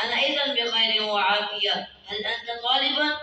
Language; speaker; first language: Arabic; non-native, learner; Urdu